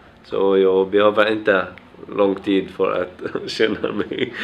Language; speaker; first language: Swedish; non-native, fluent; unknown